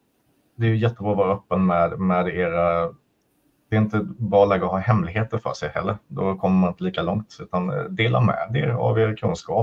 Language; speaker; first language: Swedish; native; Swedish